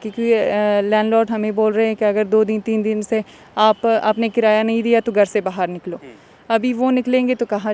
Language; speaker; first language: Hindi; non-native, fluent; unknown